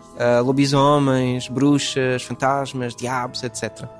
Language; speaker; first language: Portuguese; non-native, fluent; English